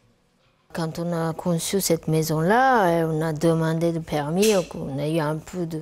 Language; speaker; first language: French; non-native, fluent; Japanese